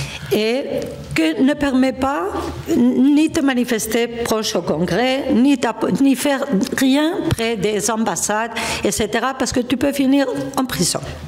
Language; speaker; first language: French; non-native, fluent; Spanish